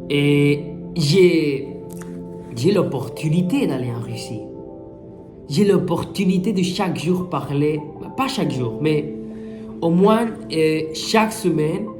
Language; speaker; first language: French; non-native, fluent; Spanish